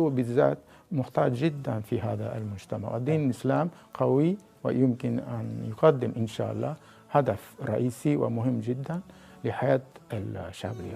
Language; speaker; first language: Arabic; non-native, fluent; Japanese